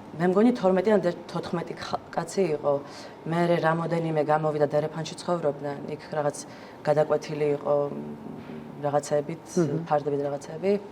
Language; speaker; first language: Georgian; early bilingual, other home language; Russian